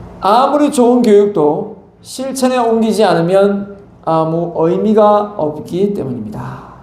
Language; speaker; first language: Korean; native; Korean